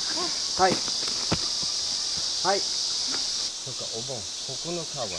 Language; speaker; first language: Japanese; non-native, fluent; English